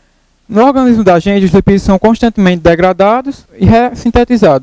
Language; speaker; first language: Portuguese; native; Portuguese